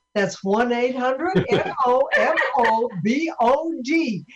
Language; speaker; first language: English; native; English